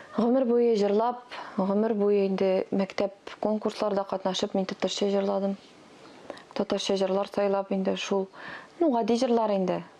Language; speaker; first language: Tatar; non-native, local second language; Russian